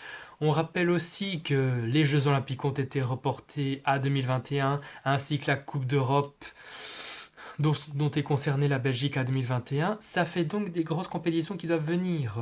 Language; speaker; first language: French; native; French